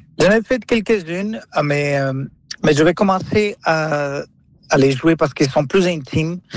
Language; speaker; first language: French; non-native, fluent; Spanish